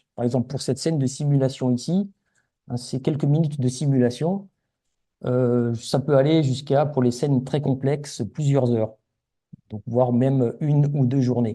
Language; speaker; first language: French; native; French